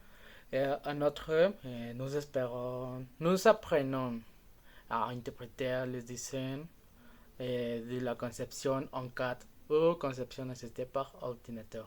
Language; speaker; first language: French; non-native, learner; Spanish